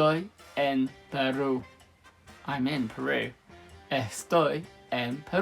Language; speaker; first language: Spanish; non-native, fluent; English